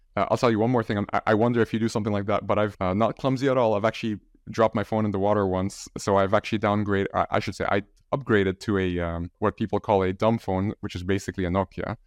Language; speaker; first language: English; non-native, fluent; Arabic